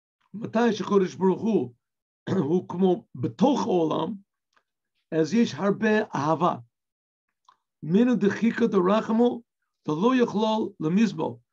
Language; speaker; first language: Hebrew; non-native, fluent; English